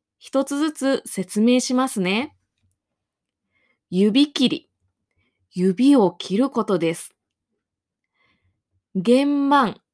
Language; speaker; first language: Japanese; native; Japanese